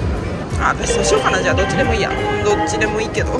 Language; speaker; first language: Japanese; native; Japanese